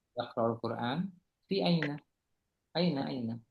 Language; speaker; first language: Arabic; non-native, fluent; Indonesian